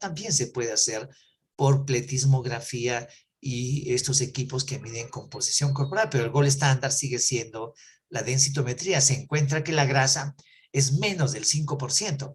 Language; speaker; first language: Spanish; native; Spanish